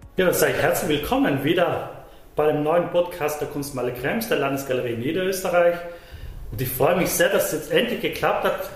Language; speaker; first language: German; native; German